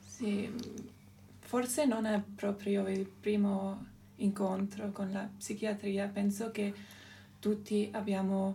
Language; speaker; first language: Italian; non-native, local second language; German